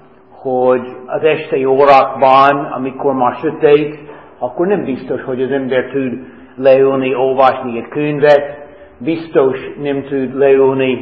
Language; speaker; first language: Hungarian; non-native, fluent; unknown